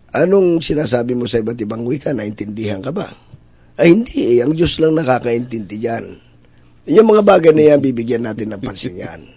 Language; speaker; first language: Filipino; non-native, local second language; Iloko